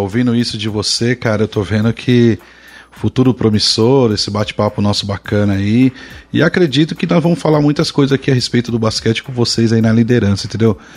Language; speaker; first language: Portuguese; native; Portuguese